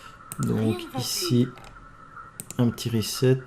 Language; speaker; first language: French; native; French